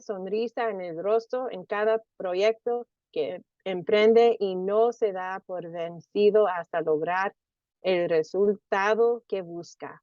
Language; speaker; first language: Spanish; early bilingual, heritage; Spanish